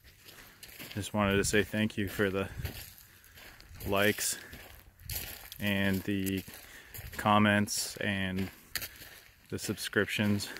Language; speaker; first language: English; native; English